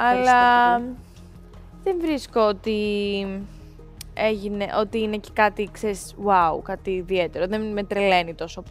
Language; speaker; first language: Greek; native; Greek